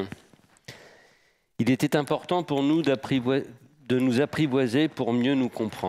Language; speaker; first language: French; native; French